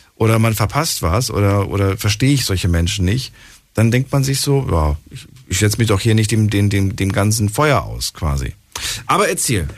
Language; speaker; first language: German; native; German